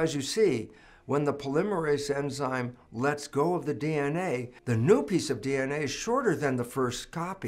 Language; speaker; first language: English; native; English